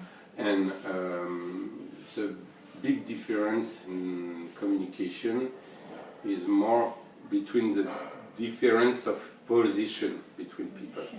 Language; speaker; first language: English; non-native, learner; French